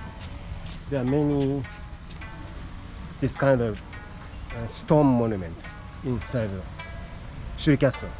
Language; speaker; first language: English; non-native, learner; Japanese